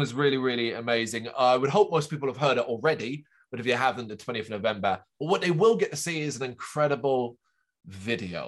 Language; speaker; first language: English; native; English